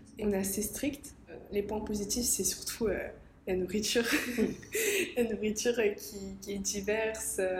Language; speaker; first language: French; native; French